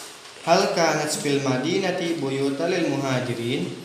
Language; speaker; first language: Arabic; non-native, learner; Indonesian